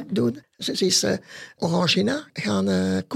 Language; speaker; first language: Dutch; non-native, local second language; French